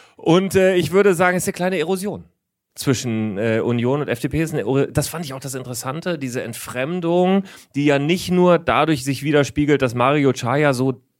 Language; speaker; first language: German; native; German